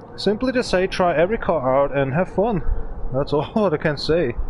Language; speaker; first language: English; non-native, learner; German